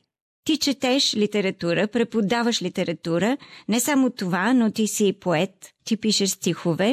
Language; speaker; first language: Bulgarian; native; Bulgarian